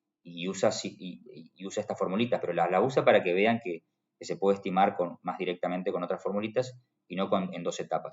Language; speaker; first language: Spanish; native; Spanish